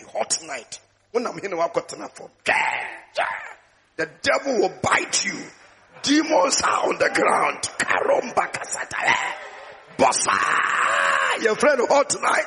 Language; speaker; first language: English; non-native, local second language; Akan